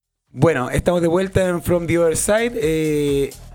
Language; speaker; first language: Spanish; native; Spanish